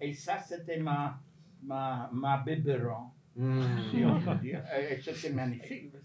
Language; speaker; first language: French; non-native, fluent; English